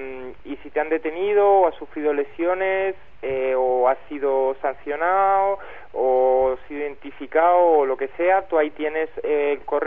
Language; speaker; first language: Spanish; native; Spanish